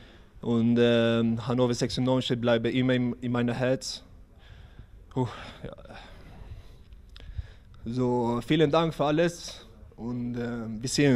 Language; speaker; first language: German; non-native, learner; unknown